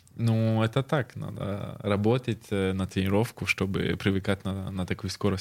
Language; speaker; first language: Russian; early bilingual, heritage; Russian